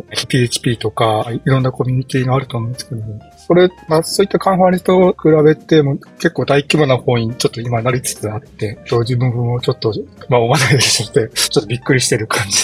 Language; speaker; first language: Japanese; native; Japanese